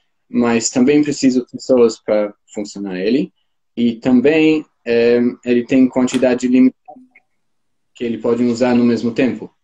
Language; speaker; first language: Portuguese; non-native, fluent; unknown